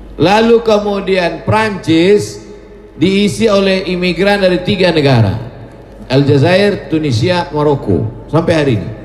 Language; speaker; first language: Indonesian; native; Indonesian